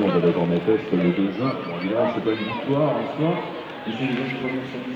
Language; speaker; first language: French; native; French